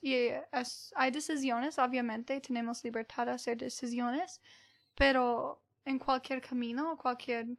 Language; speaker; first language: Spanish; early bilingual, heritage; English